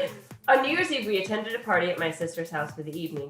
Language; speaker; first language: English; native; English